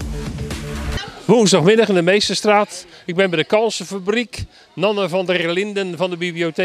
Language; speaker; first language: Dutch; native; Dutch